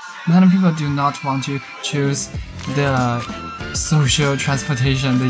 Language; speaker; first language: English; non-native, learner; Chinese